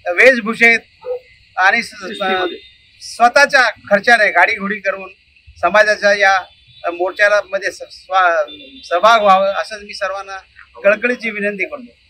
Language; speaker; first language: Marathi; non-native, local second language; Lambadi